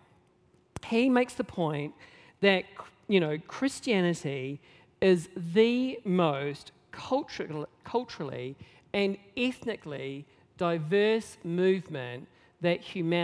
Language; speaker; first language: English; native; English